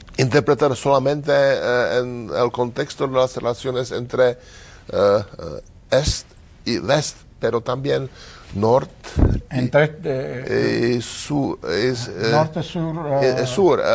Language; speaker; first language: Spanish; non-native, learner; Czech